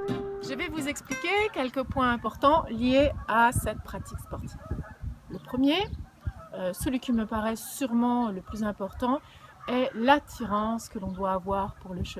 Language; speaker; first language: French; native; French